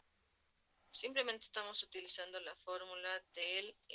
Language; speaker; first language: Spanish; native; Spanish